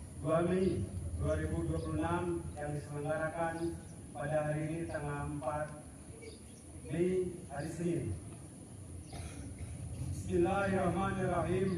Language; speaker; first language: Indonesian; native; Indonesian